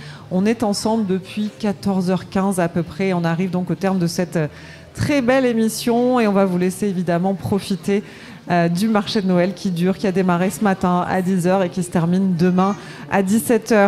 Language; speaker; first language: French; native; French